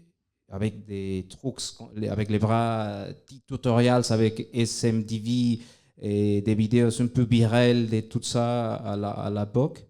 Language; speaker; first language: French; non-native, fluent; Spanish